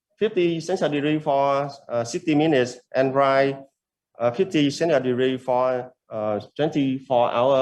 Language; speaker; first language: English; non-native, learner; Vietnamese